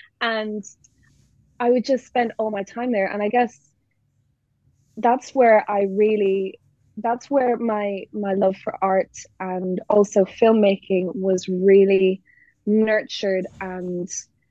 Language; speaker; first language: English; native; English